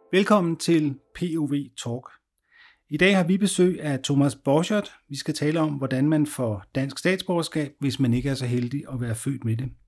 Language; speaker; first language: Danish; native; Danish